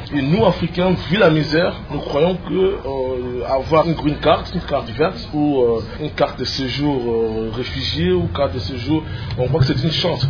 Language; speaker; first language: French; non-native, local second language; Lingala